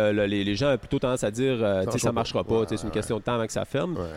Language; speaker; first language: French; native; French